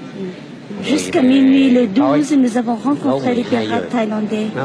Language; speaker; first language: French; non-native, local second language; Vietnamese